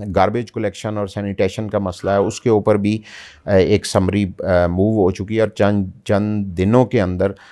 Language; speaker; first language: Urdu; native; Urdu